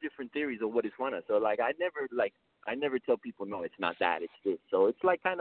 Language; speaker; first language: English; early bilingual, other home language; Spanish